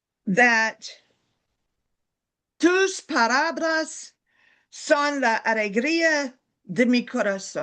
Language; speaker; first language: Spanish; non-native, learner; English